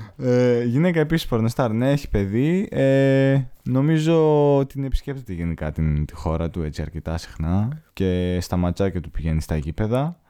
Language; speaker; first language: Greek; native; Greek